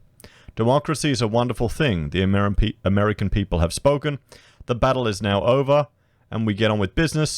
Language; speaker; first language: English; native; English